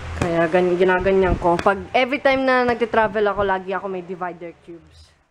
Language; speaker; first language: Filipino; early bilingual, heritage; Filipino